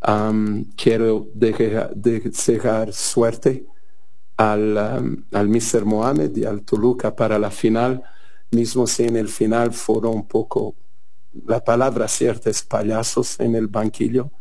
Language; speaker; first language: Spanish; non-native, fluent; Portuguese